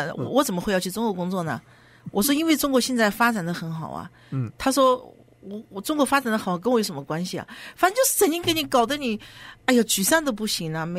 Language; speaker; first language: Chinese; native; Chinese